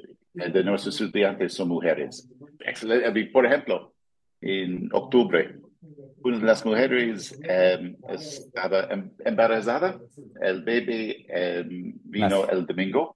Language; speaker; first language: Spanish; non-native, fluent; English